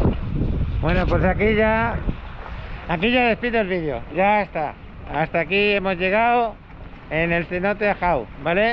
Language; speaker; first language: Spanish; native; Spanish